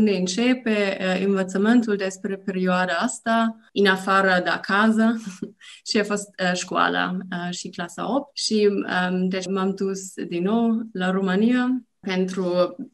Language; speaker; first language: Romanian; non-native, learner; German